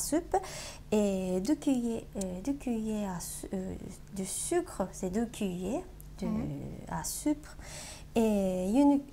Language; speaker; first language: French; non-native, learner; Japanese